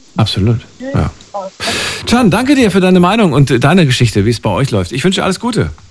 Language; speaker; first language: German; native; German